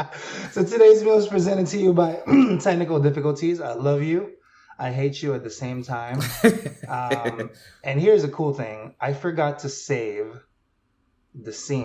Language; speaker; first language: English; native; English